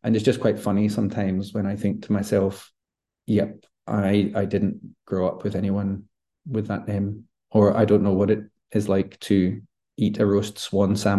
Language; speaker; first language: English; native; English